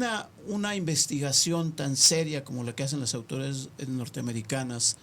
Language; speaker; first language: Spanish; native; Spanish